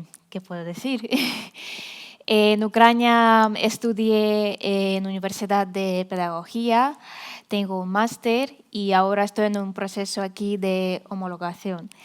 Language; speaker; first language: Spanish; non-native, fluent; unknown